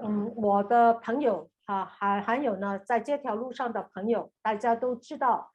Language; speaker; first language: Chinese; native; Chinese